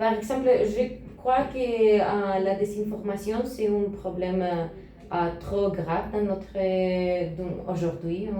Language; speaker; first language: French; non-native, learner; Spanish